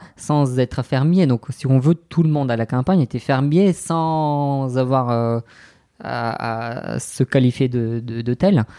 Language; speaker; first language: French; non-native, fluent; Bulgarian